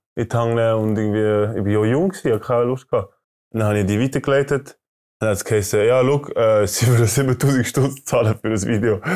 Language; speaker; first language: German; early bilingual, other home language; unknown